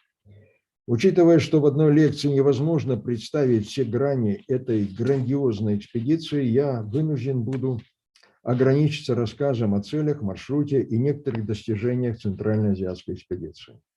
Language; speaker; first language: Russian; native; Russian